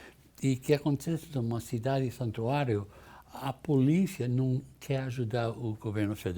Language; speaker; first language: Portuguese; non-native, fluent; English